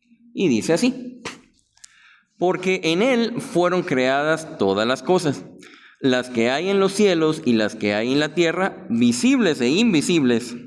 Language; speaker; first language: Spanish; native; Spanish